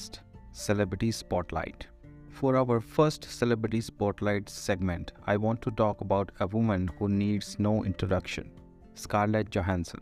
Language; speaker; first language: English; non-native, local second language; Punjabi